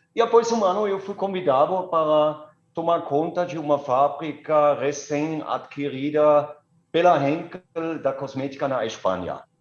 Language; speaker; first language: Portuguese; non-native, fluent; German